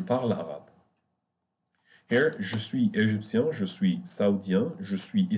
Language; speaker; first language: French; non-native, fluent; Arabic